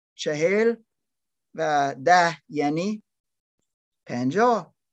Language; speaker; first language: Persian; non-native, learner; German